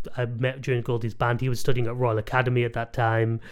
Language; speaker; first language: English; native; English